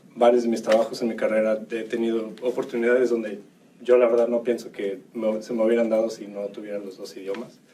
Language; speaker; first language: Spanish; early bilingual, heritage; Spanish